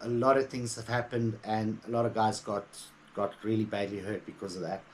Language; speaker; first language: English; native; English